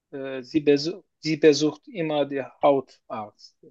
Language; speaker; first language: German; non-native, learner; Turkish